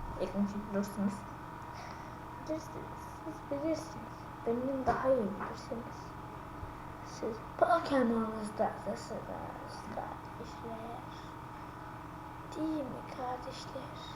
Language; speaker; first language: Turkish; non-native, learner; Azerbaijani